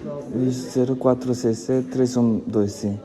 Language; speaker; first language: Portuguese; non-native, learner; Nepali